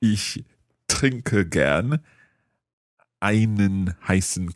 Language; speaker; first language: German; non-native, learner; English